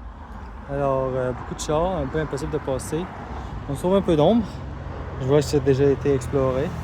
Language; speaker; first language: French; native; French